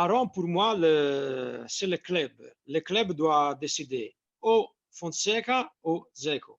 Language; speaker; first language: French; non-native, fluent; Italian